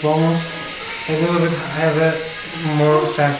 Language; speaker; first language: English; non-native, learner; Turkish